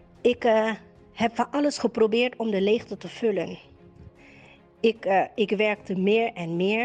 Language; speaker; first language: Dutch; native; Dutch